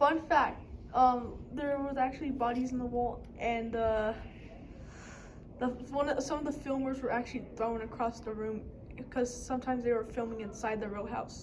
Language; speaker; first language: English; native; English